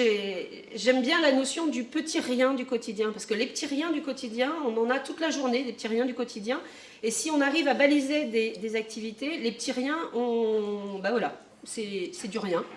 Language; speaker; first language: French; native; French